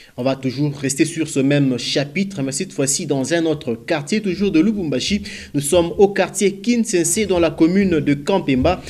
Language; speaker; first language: French; non-native, local second language; Swahili